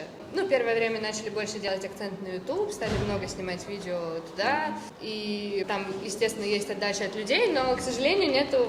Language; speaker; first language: Russian; native; Russian